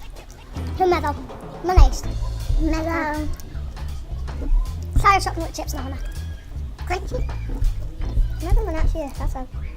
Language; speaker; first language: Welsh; non-native, local second language; English